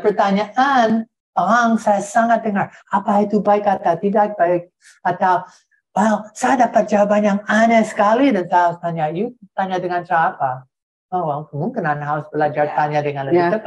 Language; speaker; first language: Indonesian; non-native, fluent; English